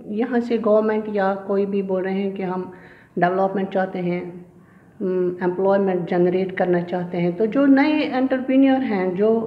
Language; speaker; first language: Hindi; native; Hindi